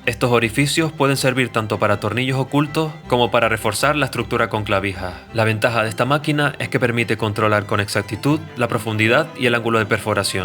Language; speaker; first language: Spanish; native; Spanish